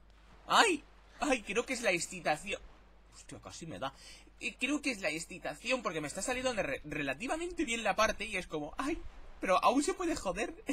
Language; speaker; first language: Spanish; native; Spanish